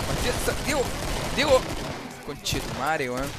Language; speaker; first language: Spanish; native; Spanish